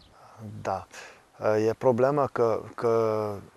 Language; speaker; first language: Romanian; non-native, local second language; Hungarian